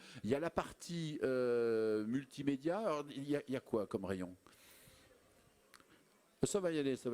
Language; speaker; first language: French; native; French